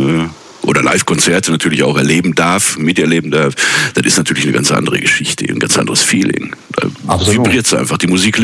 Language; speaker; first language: German; native; German